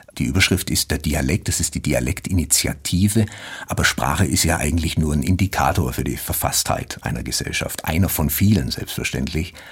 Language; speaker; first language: German; native; German